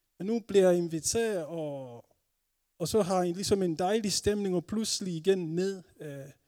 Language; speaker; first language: Danish; non-native, fluent; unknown